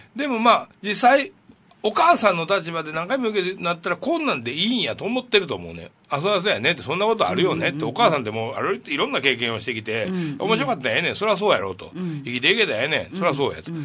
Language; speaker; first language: Japanese; native; Japanese